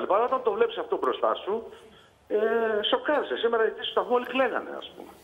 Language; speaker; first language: Greek; native; Greek